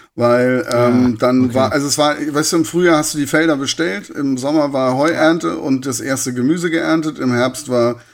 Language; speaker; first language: German; native; German